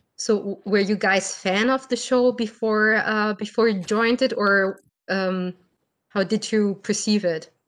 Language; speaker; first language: English; non-native, fluent; German